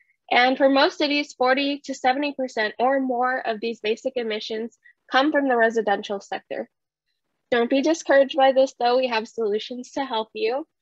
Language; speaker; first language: English; early bilingual, other home language; Spanish